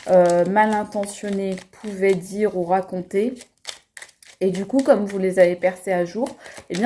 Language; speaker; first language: French; native; French